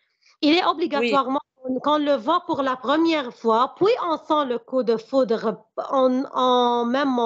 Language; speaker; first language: French; non-native, learner; Arabic